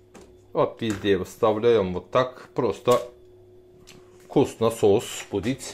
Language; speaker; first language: Russian; non-native, learner; Turkish